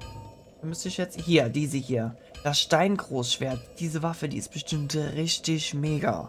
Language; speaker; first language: German; native; German